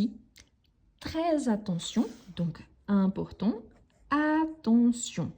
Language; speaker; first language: French; non-native, fluent; Portuguese